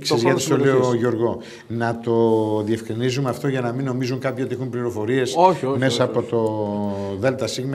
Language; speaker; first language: Greek; native; Greek